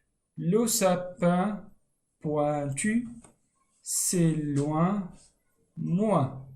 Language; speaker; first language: French; non-native, local second language; Arabic